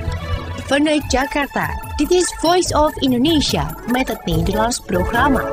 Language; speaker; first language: Dutch; non-native, fluent; Indonesian